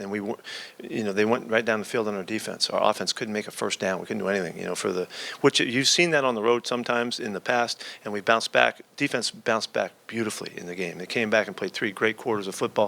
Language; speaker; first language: English; native; English